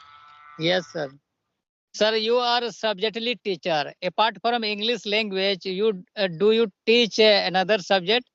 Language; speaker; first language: English; non-native, learner; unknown